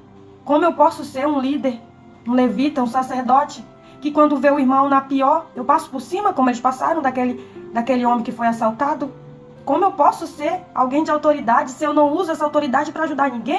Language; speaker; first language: Portuguese; native; Portuguese